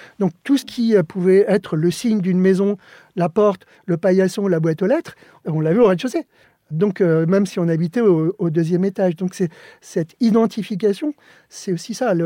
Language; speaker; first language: French; early bilingual, other home language; Spanish